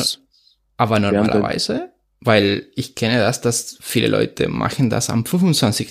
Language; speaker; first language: German; non-native, fluent; Spanish